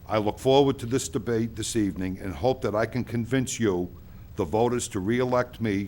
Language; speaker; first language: English; native; English